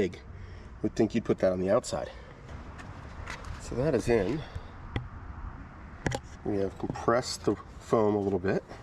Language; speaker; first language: English; native; English